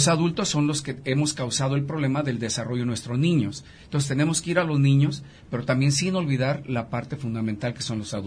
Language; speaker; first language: Spanish; native; Spanish